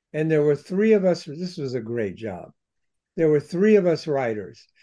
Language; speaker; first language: English; native; English